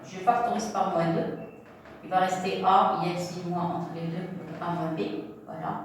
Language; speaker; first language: French; non-native, local second language; Arabic